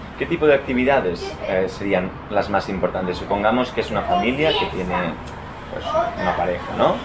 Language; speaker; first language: Spanish; non-native, local second language; Catalan